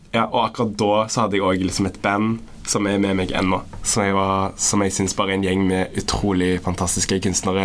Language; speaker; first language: Norwegian; native; Norwegian